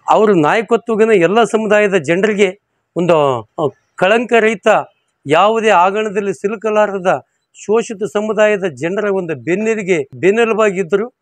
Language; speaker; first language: Kannada; native; Kannada